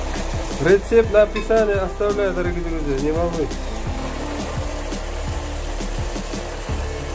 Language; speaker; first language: Russian; non-native, local second language; Uzbek